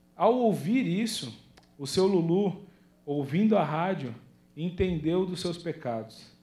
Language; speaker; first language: Portuguese; native; Portuguese